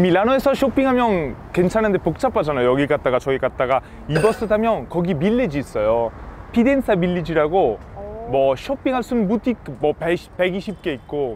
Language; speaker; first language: Korean; non-native, fluent; Italian